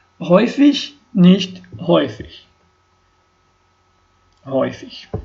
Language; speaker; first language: German; non-native, learner; Ukrainian